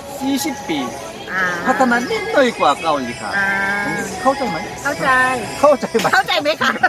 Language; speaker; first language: Thai; non-native, learner; Korean